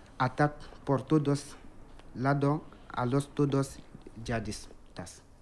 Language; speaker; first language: Spanish; non-native, learner; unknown